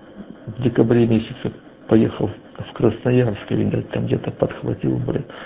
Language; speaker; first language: Russian; native; Russian